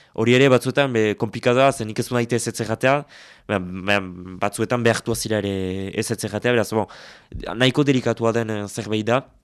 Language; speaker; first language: Basque; native; Basque